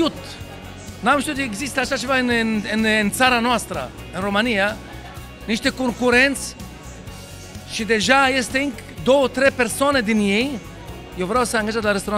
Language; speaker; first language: Romanian; non-native, learner; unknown